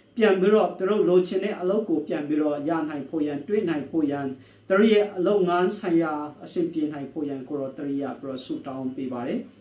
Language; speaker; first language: Burmese; non-native, local second language; Hakha Chin